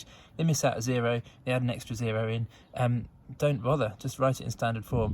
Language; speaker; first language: English; native; English